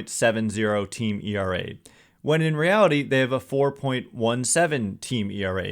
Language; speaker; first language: English; native; English